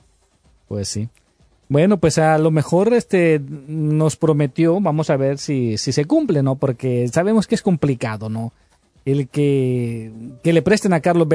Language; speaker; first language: Spanish; native; Spanish